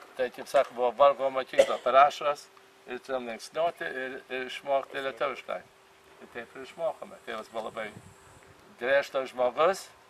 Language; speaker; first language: Lithuanian; early bilingual, heritage; Lithuanian